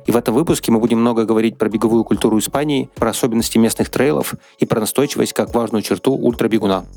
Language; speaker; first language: Russian; native; Russian